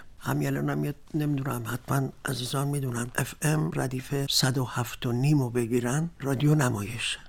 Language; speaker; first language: Persian; non-native, local second language; Azerbaijani